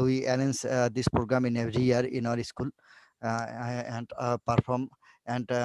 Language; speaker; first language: English; non-native, learner; Bangla